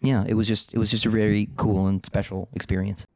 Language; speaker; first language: English; native; English